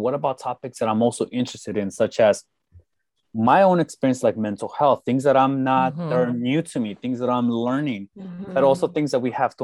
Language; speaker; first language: English; native; English